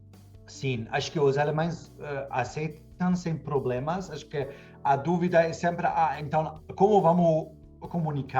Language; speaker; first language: Portuguese; non-native, fluent; German